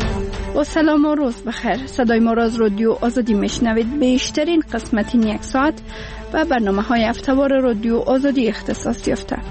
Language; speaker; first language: Persian; native; Persian